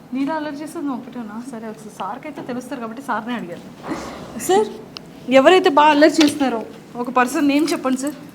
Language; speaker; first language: Telugu; native; Telugu